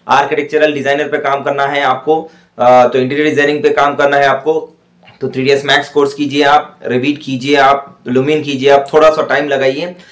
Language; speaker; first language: Hindi; non-native, local second language; Urdu